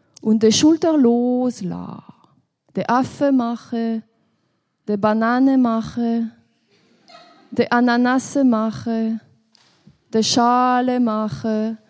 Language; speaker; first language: German; non-native, local second language; French